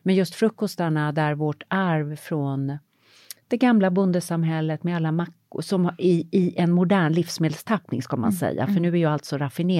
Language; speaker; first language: Swedish; native; Swedish